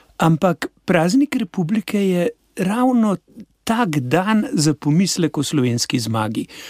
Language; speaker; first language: Slovenian; native; Slovenian